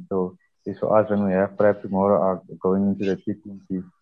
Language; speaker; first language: English; non-native, local second language; Afrikaans